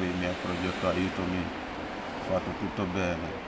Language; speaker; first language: Italian; non-native, learner; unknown